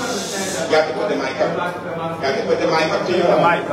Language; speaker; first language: English; native; English